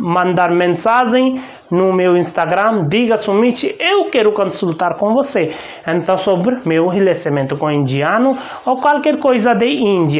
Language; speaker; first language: Portuguese; non-native, learner; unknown